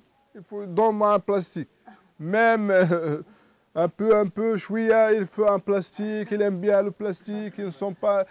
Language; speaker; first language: French; non-native, learner; Arabic